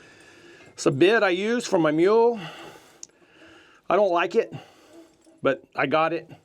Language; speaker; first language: English; native; English